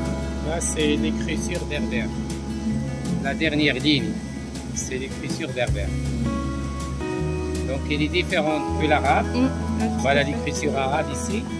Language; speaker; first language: French; non-native, local second language; Arabic